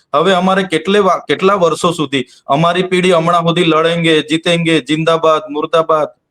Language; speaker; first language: Gujarati; non-native, local second language; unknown